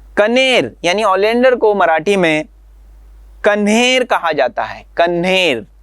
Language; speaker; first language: Hindi; non-native, local second language; Marathi